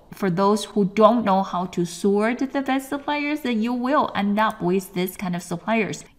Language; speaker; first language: English; non-native, fluent; Chinese